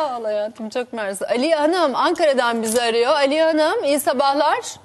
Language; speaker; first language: Turkish; native; Turkish